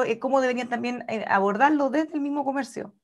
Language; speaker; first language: Spanish; native; Spanish